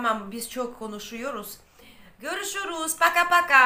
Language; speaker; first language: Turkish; non-native, learner; Russian